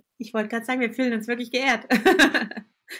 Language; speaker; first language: German; native; German